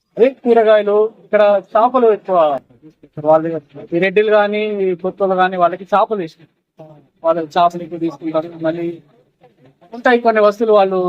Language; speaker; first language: Telugu; non-native, local second language; Tamil